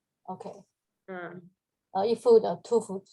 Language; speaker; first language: English; non-native, fluent; Chinese